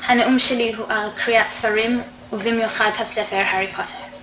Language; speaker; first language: Hebrew; non-native, fluent; English